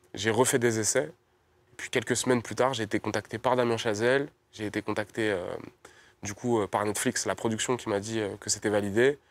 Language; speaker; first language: French; native; French